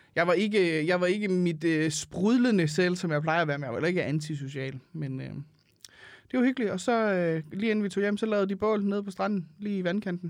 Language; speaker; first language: Danish; native; Danish